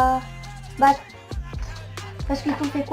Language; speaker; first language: French; native; French